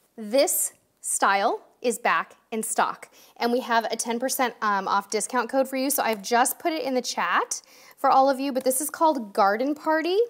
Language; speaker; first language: English; native; English